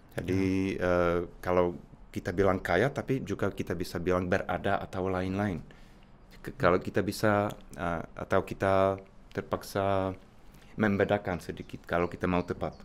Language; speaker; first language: Indonesian; non-native, fluent; Czech